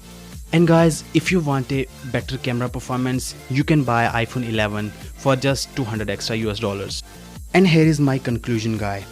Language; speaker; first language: English; non-native, local second language; Urdu